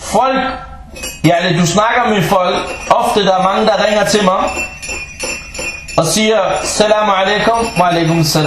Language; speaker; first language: Danish; early bilingual, other home language; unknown